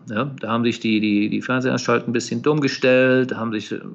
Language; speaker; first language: German; native; German